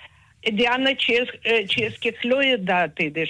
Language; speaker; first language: Hebrew; non-native, fluent; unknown